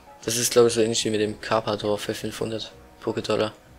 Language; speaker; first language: German; native; German